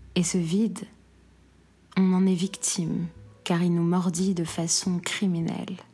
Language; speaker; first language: French; non-native, local second language; Arabic